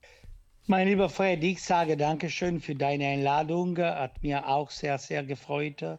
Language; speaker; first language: German; non-native, learner; Italian